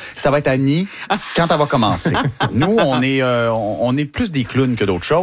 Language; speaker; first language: French; native; French